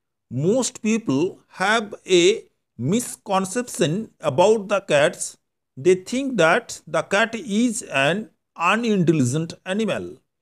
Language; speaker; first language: English; non-native, local second language; Bangla